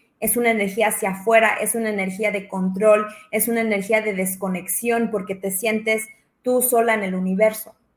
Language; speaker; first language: Spanish; early bilingual, heritage; Spanish